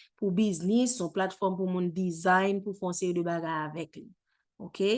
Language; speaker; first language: French; non-native, learner; Haitian Creole